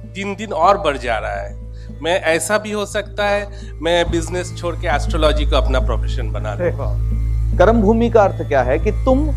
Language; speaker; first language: Hindi; non-native, local second language; Bangla